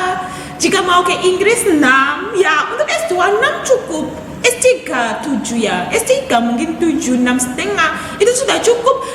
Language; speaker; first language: Indonesian; non-native, fluent; English